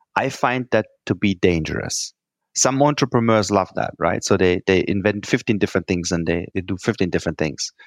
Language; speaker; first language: English; non-native, fluent; German